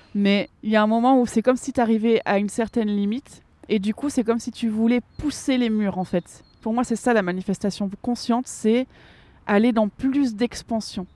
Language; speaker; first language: French; native; French